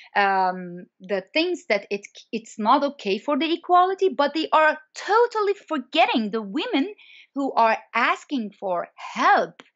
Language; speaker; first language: English; non-native, fluent; Persian